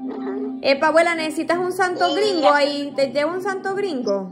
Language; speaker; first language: Spanish; native; Spanish